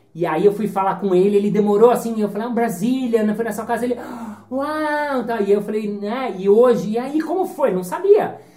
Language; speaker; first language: Portuguese; native; Portuguese